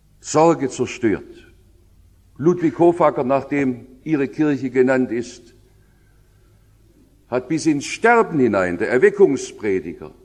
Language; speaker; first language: German; native; German